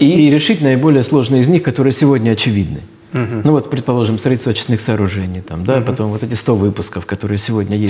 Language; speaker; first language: Russian; native; Russian